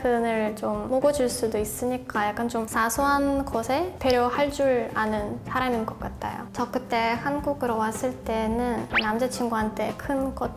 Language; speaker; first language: Korean; non-native, fluent; Russian